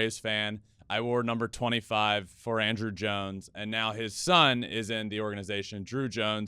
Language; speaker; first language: English; native; English